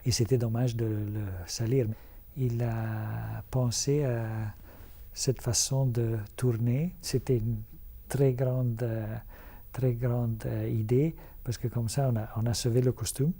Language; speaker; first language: French; non-native, fluent; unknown